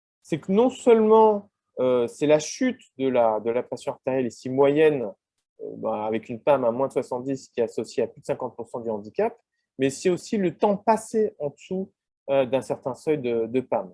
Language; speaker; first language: French; native; French